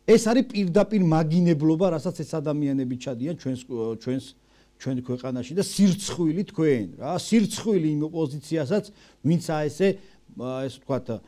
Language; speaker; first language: Georgian; native; Georgian